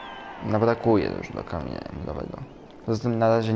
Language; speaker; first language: Polish; native; Polish